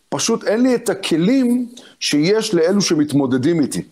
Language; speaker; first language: Hebrew; early bilingual, other home language; Arabic